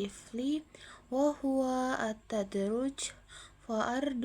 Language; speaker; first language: Arabic; non-native, learner; Indonesian